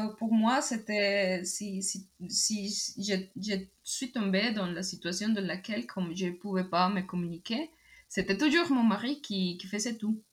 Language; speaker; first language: French; non-native, fluent; Spanish